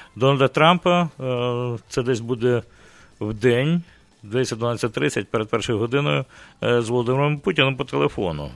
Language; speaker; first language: Ukrainian; native; Ukrainian